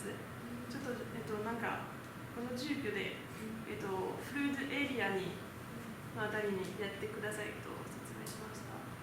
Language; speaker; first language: Japanese; non-native, learner; French